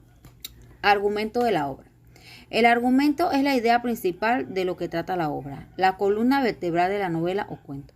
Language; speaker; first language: Spanish; native; Spanish